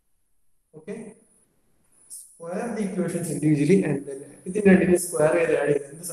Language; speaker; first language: English; non-native, local second language; Malayalam